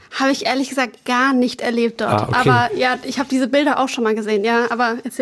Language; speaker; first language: German; native; German